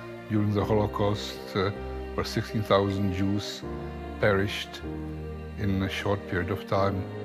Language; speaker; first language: English; non-native, fluent; Czech